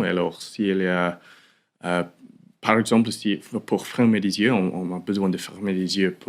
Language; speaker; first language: French; non-native, fluent; English